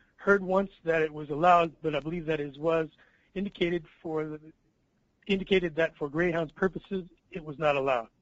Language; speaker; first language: English; native; English